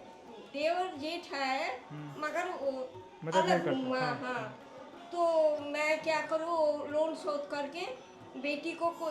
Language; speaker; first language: Hindi; non-native, local second language; Bangla